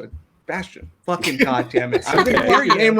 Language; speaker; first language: English; native; English